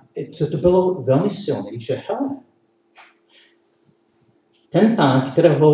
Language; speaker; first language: Czech; non-native, learner; English